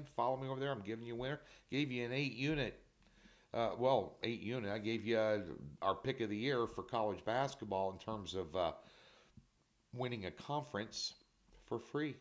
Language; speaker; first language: English; native; English